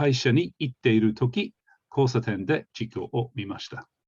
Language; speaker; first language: Japanese; non-native, fluent; English